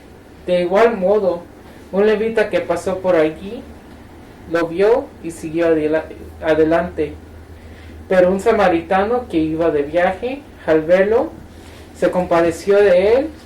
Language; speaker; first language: Spanish; native; Spanish